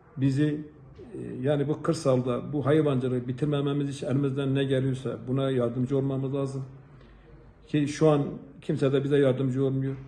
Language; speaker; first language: Turkish; native; Turkish